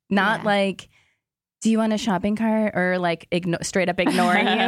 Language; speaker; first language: English; native; English